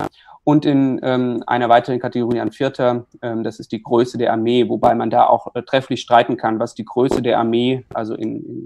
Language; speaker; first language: German; native; German